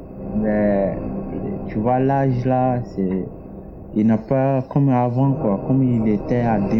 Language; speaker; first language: French; non-native, learner; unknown